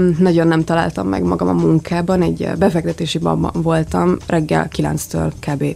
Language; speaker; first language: Hungarian; early bilingual, other home language; Serbian